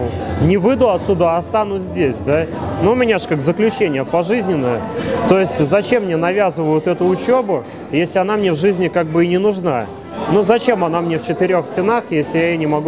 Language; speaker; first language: Russian; native; Russian